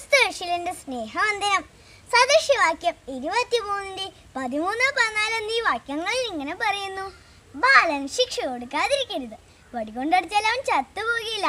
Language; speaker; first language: Malayalam; native; Malayalam